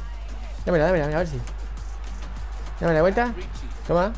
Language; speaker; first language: Spanish; native; Spanish